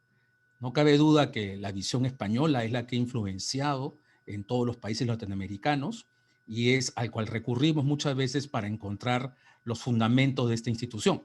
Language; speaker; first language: Spanish; native; Spanish